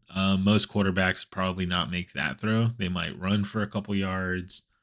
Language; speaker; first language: English; native; English